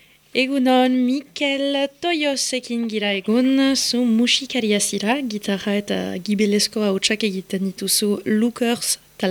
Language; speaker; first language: Basque; native; Basque